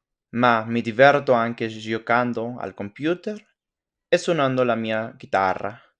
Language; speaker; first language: Italian; non-native, learner; French